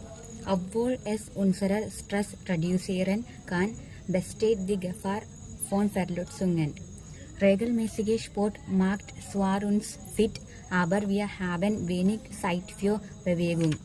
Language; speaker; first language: German; non-native, learner; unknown